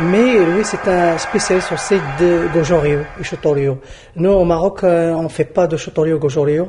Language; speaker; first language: French; non-native, local second language; Arabic